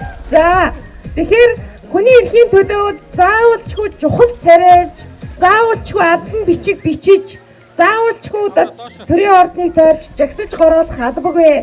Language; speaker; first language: Mongolian; native; Mongolian